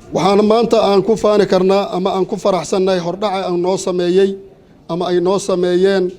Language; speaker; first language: Somali; native; Somali